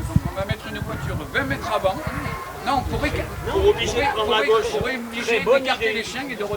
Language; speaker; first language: French; native; French